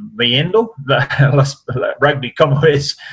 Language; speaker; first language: Spanish; non-native, learner; English